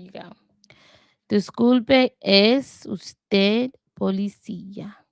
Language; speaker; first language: Spanish; non-native, learner; English